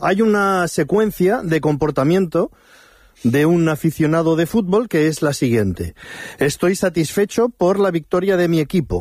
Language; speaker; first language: Spanish; native; Spanish